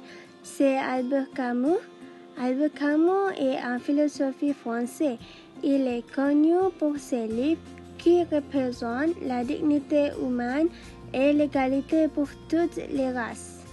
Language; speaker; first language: French; non-native, learner; Malay